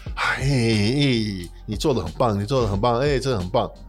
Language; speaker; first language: Chinese; non-native, fluent; English